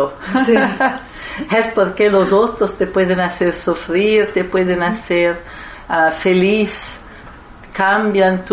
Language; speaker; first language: Spanish; non-native, fluent; Italian